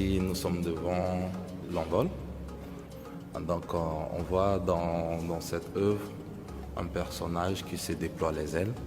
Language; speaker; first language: French; non-native, local second language; Bambara